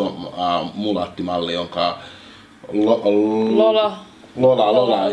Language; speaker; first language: Finnish; early bilingual, other home language; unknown